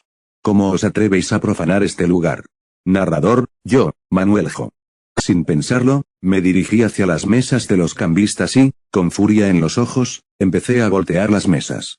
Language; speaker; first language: Spanish; native; Spanish